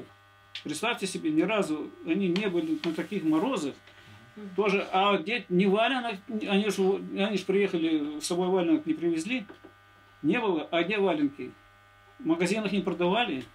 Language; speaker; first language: Russian; native; Russian